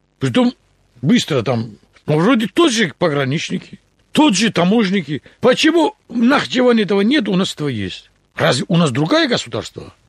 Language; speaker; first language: Russian; non-native, local second language; Talysh